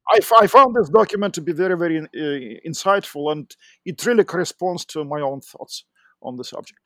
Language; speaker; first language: English; non-native, fluent; Russian